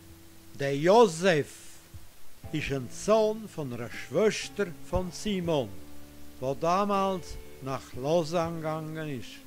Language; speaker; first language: German; non-native, local second language; Romansh